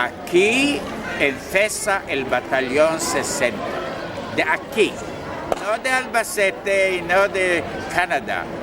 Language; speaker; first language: Spanish; non-native, learner; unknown